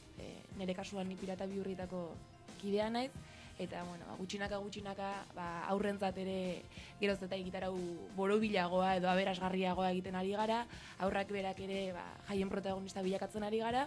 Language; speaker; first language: Basque; native; Basque